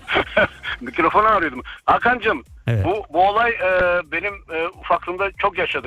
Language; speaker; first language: Turkish; early bilingual, other home language; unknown